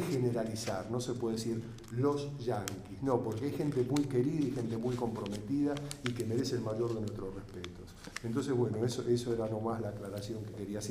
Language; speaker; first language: Spanish; native; Spanish